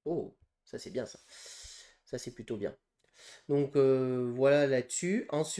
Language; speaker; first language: French; native; French